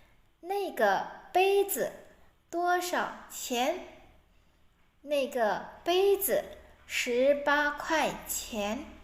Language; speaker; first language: Chinese; non-native, fluent; Indonesian